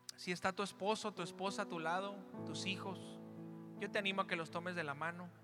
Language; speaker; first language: Spanish; early bilingual, heritage; Spanish